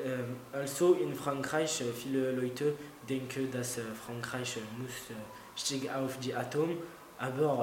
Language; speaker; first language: German; non-native, learner; French